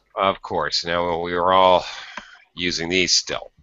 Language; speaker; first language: English; native; English